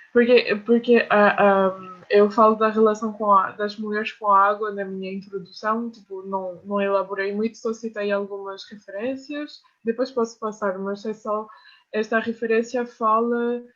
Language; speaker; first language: Portuguese; non-native, fluent; French